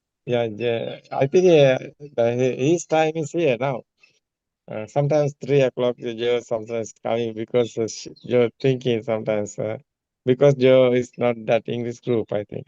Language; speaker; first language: English; non-native, learner; Sinhala